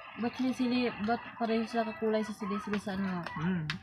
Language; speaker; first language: Filipino; non-native, local second language; Hiligaynon